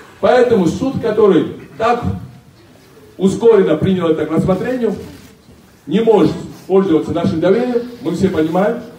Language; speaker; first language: Russian; non-native, local second language; Georgian